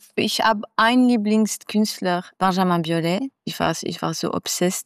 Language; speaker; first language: German; non-native, local second language; French